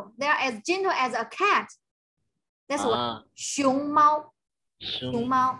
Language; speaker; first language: English; non-native, fluent; Chinese